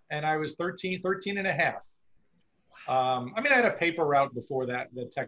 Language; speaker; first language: English; native; English